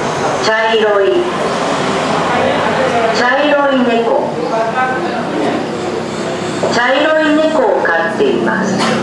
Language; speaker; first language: Japanese; non-native, learner; Indonesian